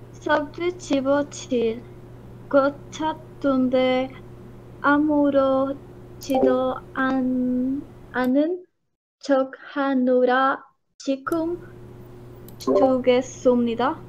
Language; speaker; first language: Korean; non-native, learner; Spanish